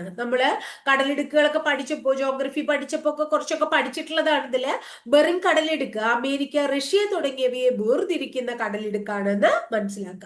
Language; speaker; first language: Malayalam; native; Malayalam